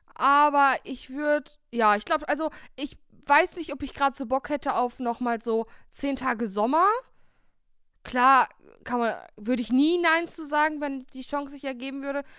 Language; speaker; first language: German; native; German